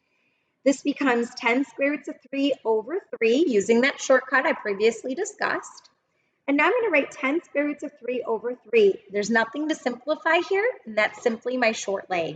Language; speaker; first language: English; native; English